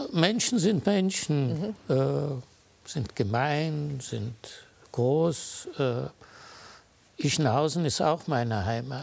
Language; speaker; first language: German; early bilingual, heritage; German